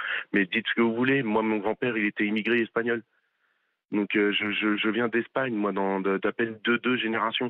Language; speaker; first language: French; native; French